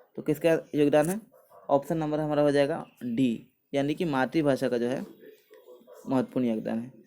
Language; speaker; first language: Hindi; native; Hindi